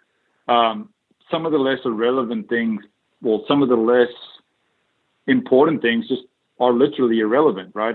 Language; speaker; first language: English; native; English